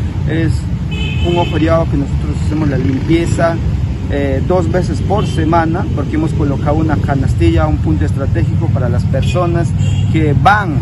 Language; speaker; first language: Spanish; native; Spanish